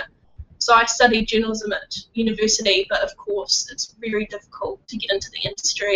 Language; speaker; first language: English; native; English